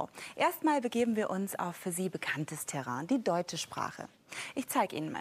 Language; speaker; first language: German; native; German